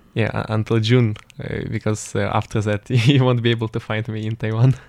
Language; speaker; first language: English; non-native, fluent; Ukrainian